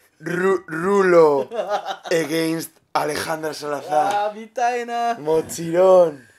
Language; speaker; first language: Japanese; non-native, learner; Spanish